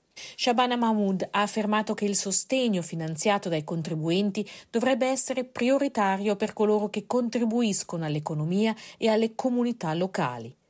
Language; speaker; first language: Italian; native; Italian